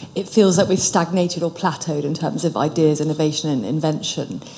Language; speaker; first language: English; native; English